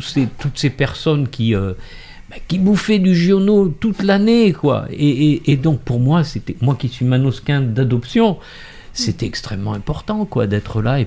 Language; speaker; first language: French; native; French